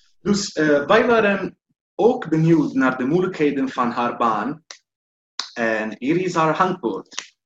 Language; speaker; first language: Dutch; non-native, learner; Italian